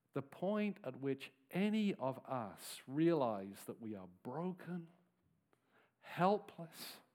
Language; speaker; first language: English; native; English